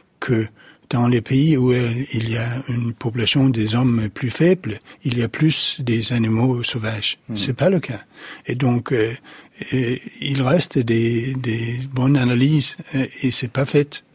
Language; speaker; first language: French; non-native, fluent; Danish